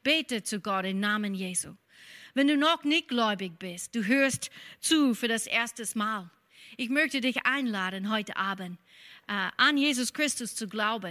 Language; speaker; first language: German; non-native, fluent; English